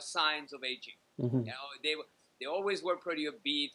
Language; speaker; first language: English; native; English